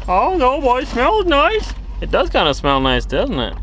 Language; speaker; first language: English; native; English